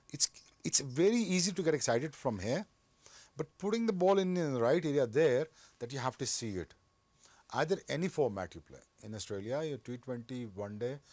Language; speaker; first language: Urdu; non-native, local second language; Punjabi